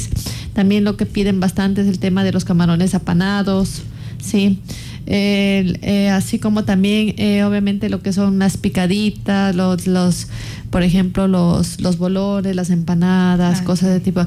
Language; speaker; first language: Spanish; native; Spanish